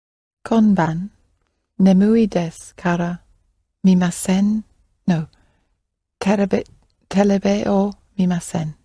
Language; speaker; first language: Japanese; non-native, learner; English